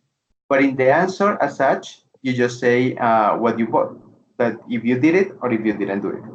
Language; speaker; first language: English; non-native, fluent; Spanish